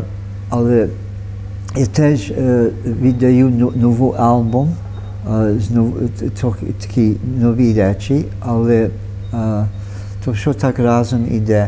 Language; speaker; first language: Ukrainian; early bilingual, heritage; Ukrainian